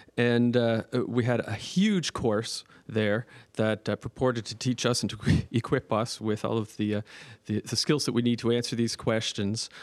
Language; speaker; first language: English; native; English